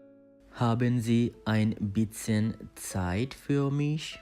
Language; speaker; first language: German; non-native, learner; Bangla